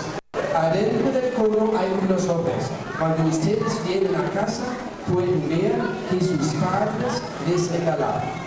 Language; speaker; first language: Spanish; non-native, fluent; German